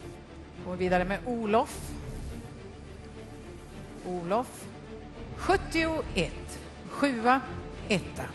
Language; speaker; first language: Swedish; native; Swedish